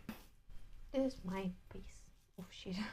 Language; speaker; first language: English; non-native, learner; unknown